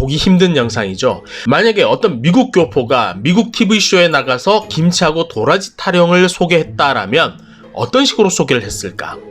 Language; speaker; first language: Korean; native; Korean